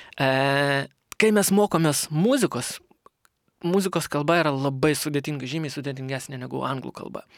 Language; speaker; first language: Lithuanian; non-native, local second language; Russian